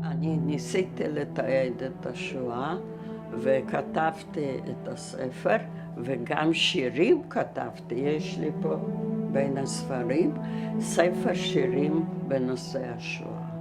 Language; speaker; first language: Hebrew; early bilingual, other home language; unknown